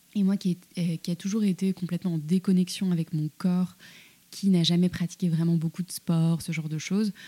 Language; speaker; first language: French; native; French